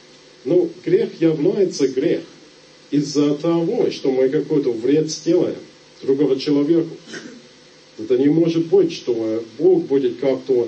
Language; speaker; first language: Russian; non-native, fluent; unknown